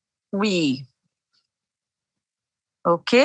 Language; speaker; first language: French; non-native, learner; Arabic